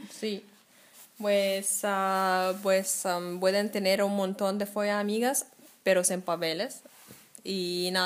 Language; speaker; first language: Spanish; non-native, fluent; Arabic